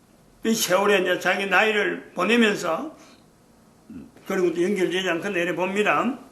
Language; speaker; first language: Korean; native; Korean